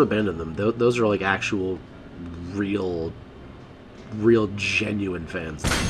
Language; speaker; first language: English; native; English